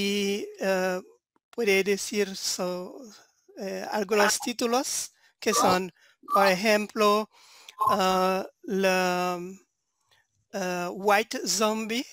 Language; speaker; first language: Spanish; non-native, fluent; French